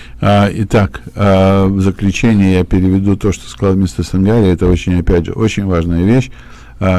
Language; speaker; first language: Russian; native; Russian